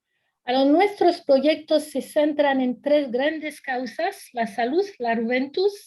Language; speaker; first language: Spanish; non-native, fluent; French